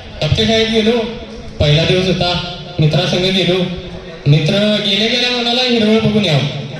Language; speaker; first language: Marathi; non-native, local second language; Kannada